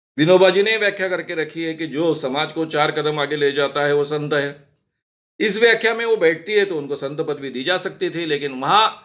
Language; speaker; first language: Hindi; non-native, local second language; Marathi